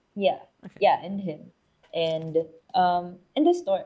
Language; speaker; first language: English; non-native, local second language; Filipino